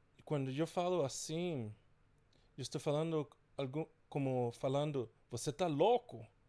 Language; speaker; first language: Portuguese; non-native, fluent; English